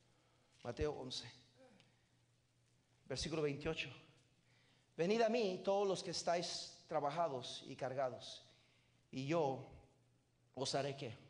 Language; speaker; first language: Spanish; native; Spanish